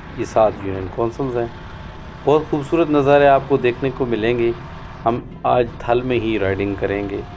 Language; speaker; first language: Urdu; non-native, local second language; Saraiki